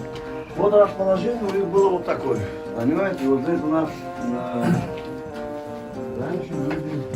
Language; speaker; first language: Russian; non-native, local second language; Uzbek